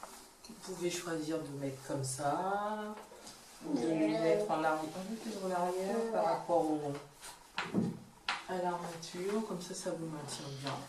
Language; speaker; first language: French; native; French